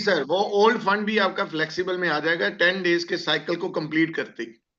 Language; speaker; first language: Hindi; native; Hindi